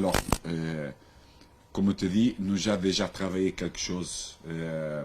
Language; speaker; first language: French; non-native, learner; Portuguese